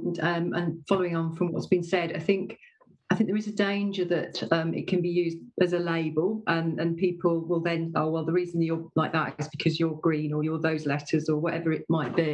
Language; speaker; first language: English; native; English